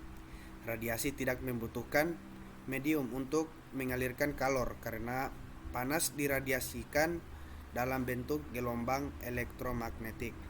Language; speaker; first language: Indonesian; native; Indonesian